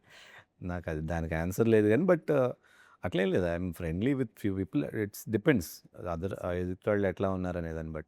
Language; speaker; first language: Telugu; native; Telugu